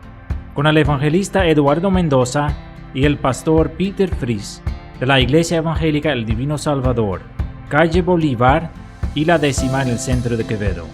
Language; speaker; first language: Spanish; native; Spanish